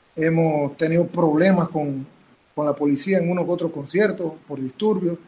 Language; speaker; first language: Spanish; native; Spanish